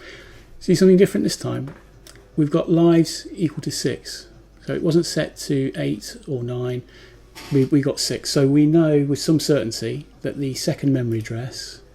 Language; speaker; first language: English; native; English